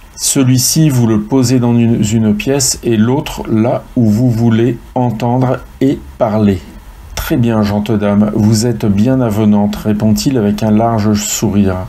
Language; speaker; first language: French; native; French